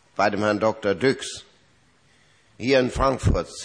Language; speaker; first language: German; native; German